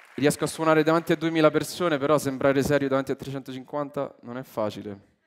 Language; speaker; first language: Italian; early bilingual, other home language; English